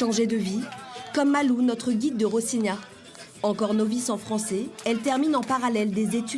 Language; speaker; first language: French; native; French